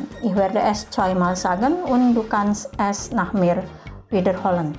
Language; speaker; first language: German; non-native, fluent; Indonesian